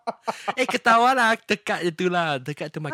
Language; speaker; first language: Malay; non-native, local second language; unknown